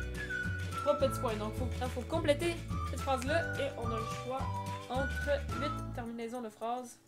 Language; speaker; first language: French; native; French